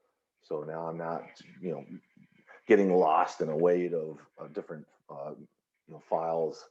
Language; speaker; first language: English; native; English